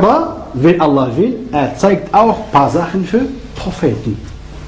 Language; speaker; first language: German; non-native, fluent; Arabic